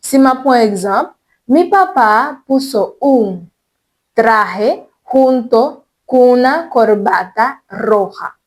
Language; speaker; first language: Spanish; non-native, learner; Haitian Creole